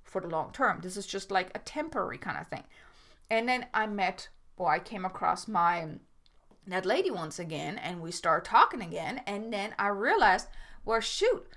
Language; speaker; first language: English; non-native, fluent; German